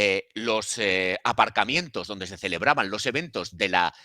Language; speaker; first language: Spanish; native; Spanish